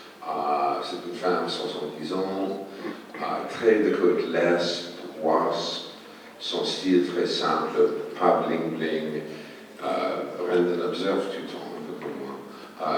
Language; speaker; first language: French; non-native, fluent; English